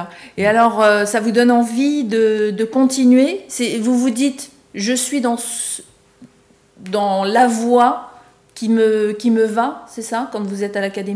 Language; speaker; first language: French; native; French